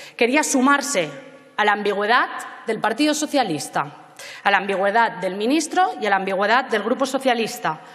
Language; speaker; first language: Spanish; native; Spanish